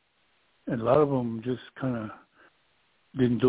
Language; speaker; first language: English; early bilingual, other home language; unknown